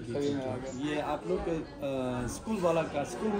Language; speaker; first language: Hindi; non-native, learner; Uyghur